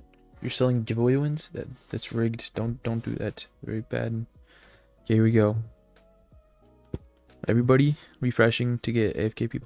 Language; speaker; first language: English; native; English